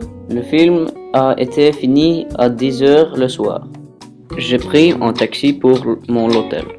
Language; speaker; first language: French; non-native, learner; Norwegian